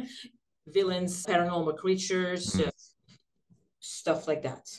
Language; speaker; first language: English; early bilingual, other home language; Ukrainian